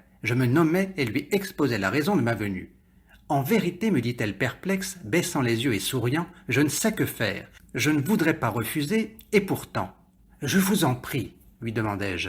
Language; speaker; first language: French; native; French